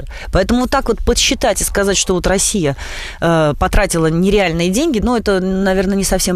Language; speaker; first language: Russian; native; Russian